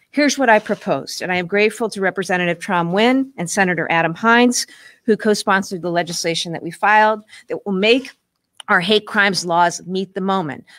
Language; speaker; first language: English; native; English